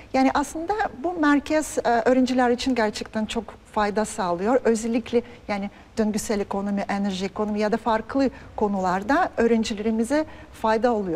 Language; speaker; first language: Turkish; non-native, fluent; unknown